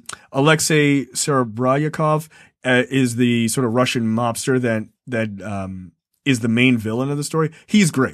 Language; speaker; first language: English; native; English